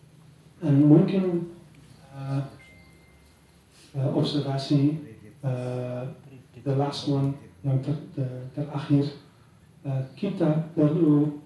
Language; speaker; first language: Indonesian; non-native, learner; Dutch